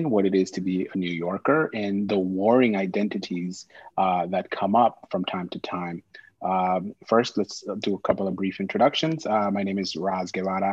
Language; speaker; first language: English; native; English